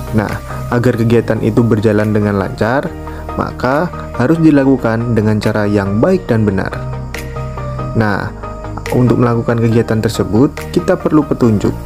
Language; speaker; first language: Indonesian; native; Indonesian